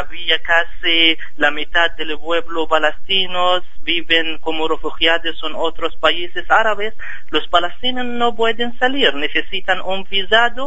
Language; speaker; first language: Spanish; non-native, fluent; Arabic